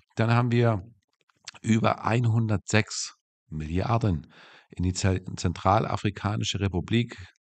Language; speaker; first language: German; native; German